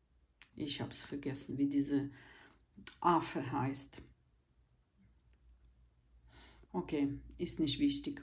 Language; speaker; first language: German; non-native, fluent; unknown